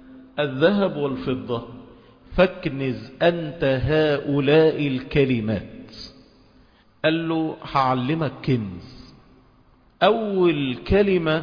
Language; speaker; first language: Arabic; native; Arabic